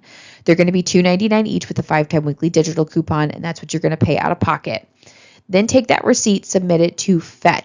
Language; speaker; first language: English; native; English